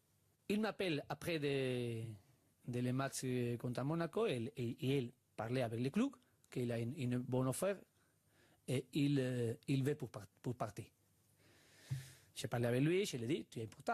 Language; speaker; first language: French; non-native, learner; Spanish